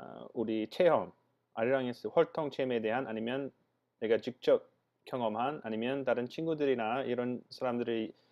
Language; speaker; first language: Korean; non-native, fluent; English